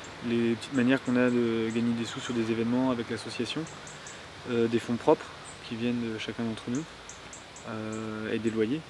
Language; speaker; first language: French; native; French